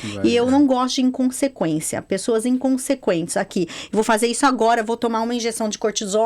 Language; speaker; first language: Portuguese; native; Portuguese